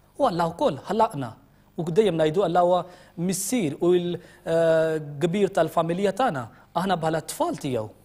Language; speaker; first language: Maltese; non-native, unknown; Urdu